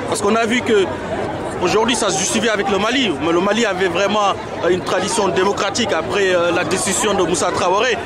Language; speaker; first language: French; non-native, local second language; Soninke